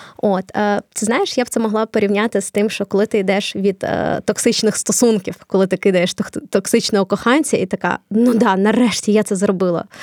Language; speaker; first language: Ukrainian; non-native, local second language; Russian